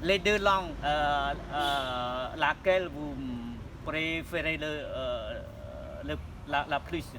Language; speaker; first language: French; non-native, fluent; Khmer